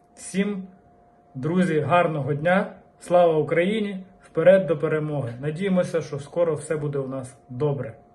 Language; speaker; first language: Ukrainian; non-native, local second language; Russian